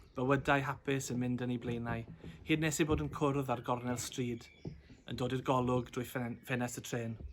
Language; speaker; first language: Welsh; native; Welsh